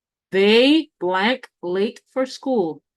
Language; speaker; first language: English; non-native, fluent; Spanish